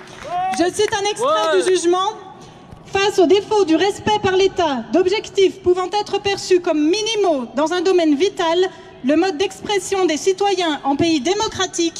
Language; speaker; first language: French; native; French